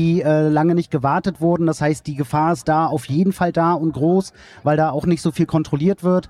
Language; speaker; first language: German; native; German